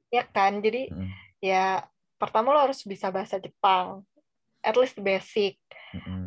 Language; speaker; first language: Indonesian; native; Indonesian